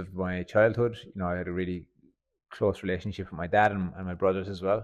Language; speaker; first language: English; native; English